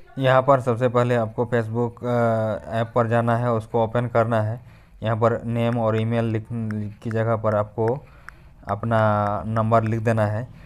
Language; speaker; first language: Hindi; native; Hindi